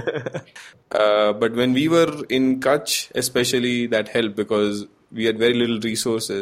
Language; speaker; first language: English; non-native, local second language; Gujarati